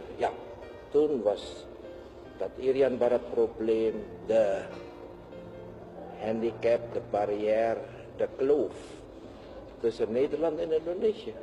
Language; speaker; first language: Dutch; non-native, local second language; Javanese